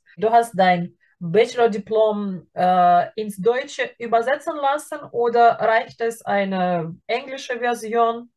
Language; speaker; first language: German; non-native, fluent; Russian